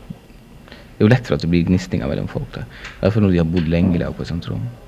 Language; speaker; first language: Norwegian; native; Norwegian